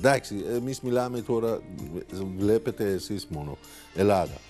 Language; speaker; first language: Greek; non-native, learner; Persian